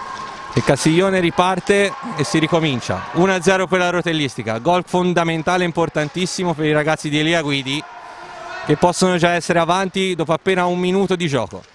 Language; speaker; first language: Italian; native; Italian